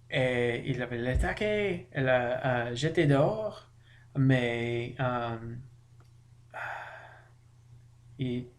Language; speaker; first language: French; non-native, learner; English